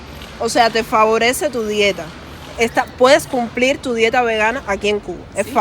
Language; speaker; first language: Spanish; native; Spanish